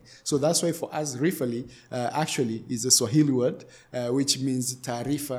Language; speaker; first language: English; non-native, local second language; Swahili